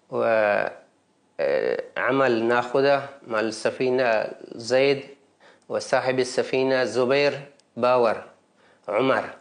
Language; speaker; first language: Arabic; non-native, learner; Baluchi